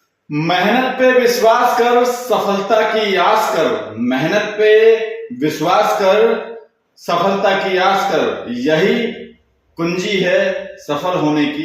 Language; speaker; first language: Hindi; native; Hindi